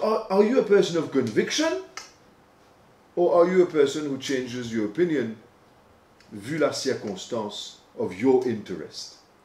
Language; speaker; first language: English; non-native, local second language; Morisyen